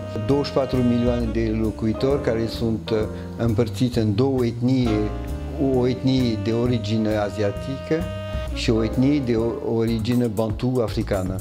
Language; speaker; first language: Romanian; early bilingual, heritage; French